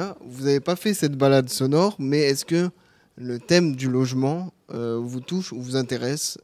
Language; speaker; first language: French; native; French